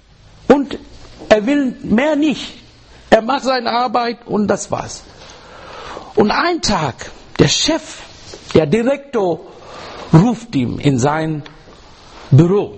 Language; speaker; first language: German; non-native, learner; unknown